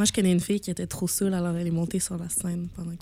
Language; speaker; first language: French; native; French